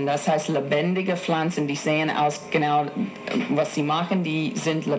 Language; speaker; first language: German; non-native, fluent; English